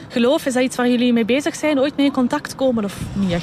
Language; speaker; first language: Dutch; native; Dutch